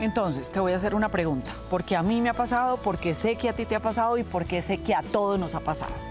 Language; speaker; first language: Spanish; native; Spanish